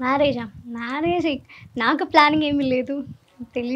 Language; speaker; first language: Telugu; non-native, learner; Malayalam